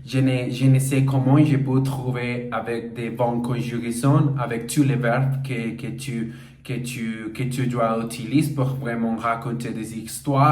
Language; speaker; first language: French; non-native, learner; Portuguese